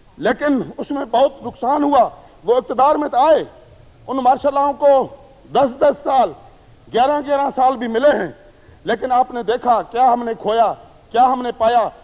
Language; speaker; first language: Urdu; non-native, local second language; Sindhi